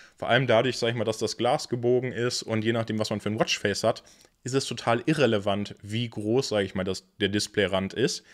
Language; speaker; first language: German; native; German